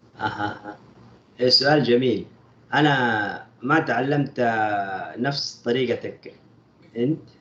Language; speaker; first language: Arabic; non-native, local second language; Bangla